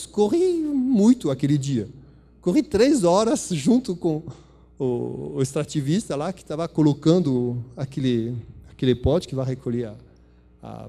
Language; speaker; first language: Portuguese; non-native, fluent; French